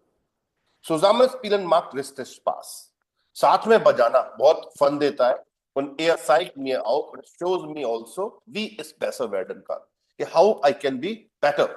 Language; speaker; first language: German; non-native, fluent; Hindi